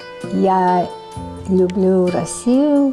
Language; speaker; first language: Russian; early bilingual, heritage; Russian